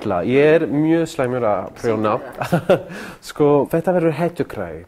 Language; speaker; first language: Icelandic; non-native, learner; French